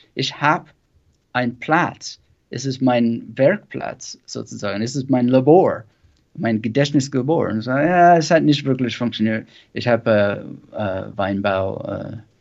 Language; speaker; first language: German; non-native, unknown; English